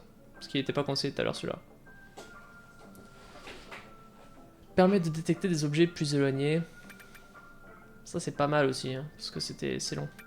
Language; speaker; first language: French; native; French